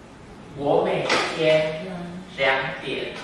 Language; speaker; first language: Chinese; non-native, learner; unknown